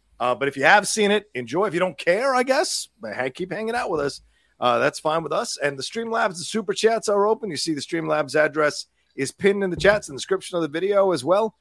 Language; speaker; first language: English; native; English